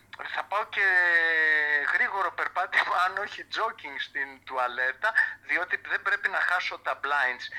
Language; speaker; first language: Greek; early bilingual, heritage; Greek